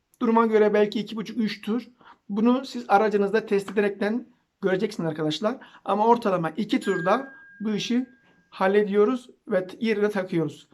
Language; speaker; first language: Turkish; native; Turkish